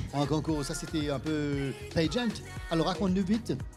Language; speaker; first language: French; non-native, local second language; Morisyen